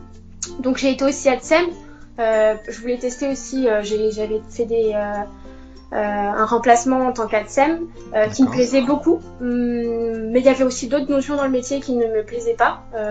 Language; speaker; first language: French; native; French